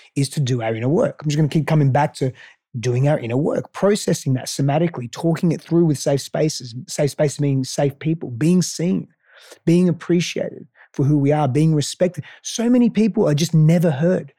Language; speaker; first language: English; non-native, local second language; Greek